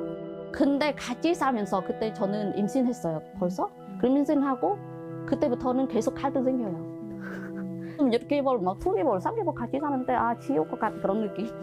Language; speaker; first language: Korean; non-native, learner; Khmer